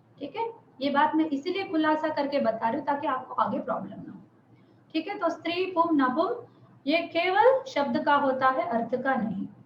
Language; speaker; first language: Hindi; non-native, local second language; Telugu